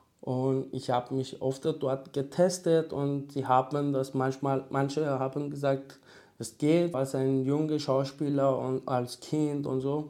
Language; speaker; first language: German; non-native, learner; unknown